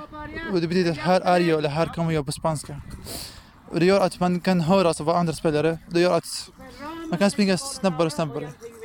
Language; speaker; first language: Swedish; non-native, fluent; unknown